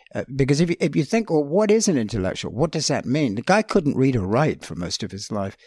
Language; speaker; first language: English; native; English